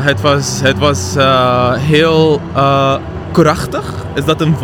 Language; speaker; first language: Dutch; non-native, learner; Arabic